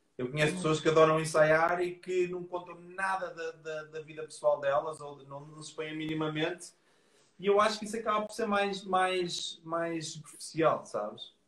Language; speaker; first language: Portuguese; native; Portuguese